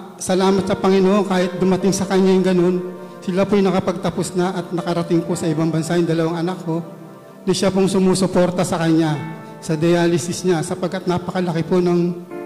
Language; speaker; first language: Filipino; native; Filipino